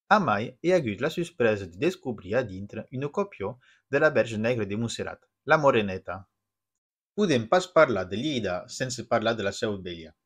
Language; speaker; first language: Occitan; non-native, local second language; French